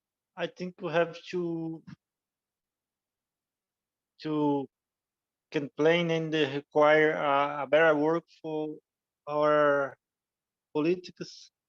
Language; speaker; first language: English; non-native, learner; Portuguese